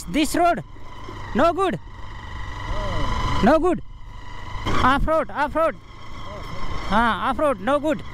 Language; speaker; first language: English; non-native, learner; Nepali